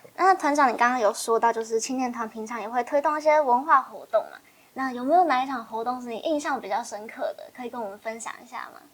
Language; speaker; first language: Chinese; native; Chinese